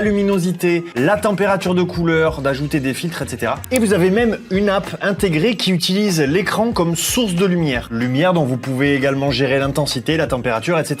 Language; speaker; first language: French; native; French